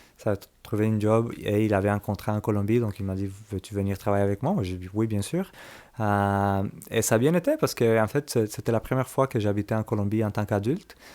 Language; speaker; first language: French; early bilingual, other home language; Spanish